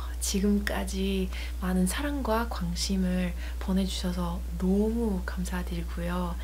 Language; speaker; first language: Korean; non-native, learner; English